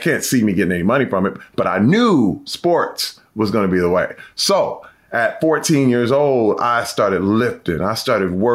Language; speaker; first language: English; native; English